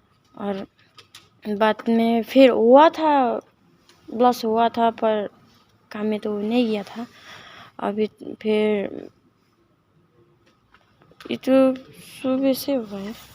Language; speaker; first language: Hindi; non-native, local second language; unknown